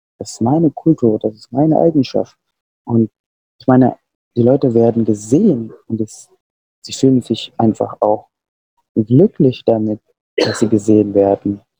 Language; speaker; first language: German; non-native, fluent; Sundanese